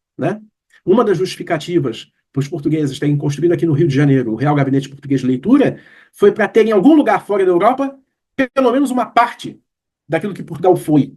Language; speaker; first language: Portuguese; native; Portuguese